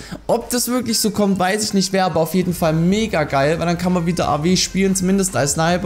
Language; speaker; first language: German; native; German